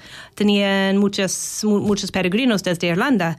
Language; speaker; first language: Spanish; non-native, fluent; English